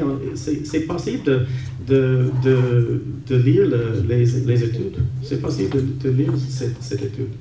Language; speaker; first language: French; non-native, local second language; English